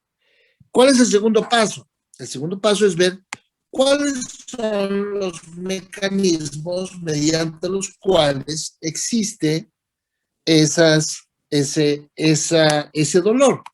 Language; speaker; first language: Spanish; native; Spanish